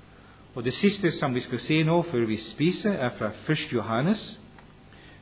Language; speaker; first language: Norwegian; non-native, fluent; English